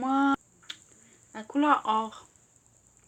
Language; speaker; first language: French; native; French